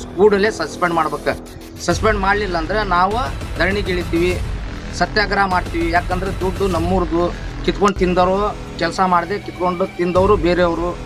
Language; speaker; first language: Kannada; non-native, local second language; Lambadi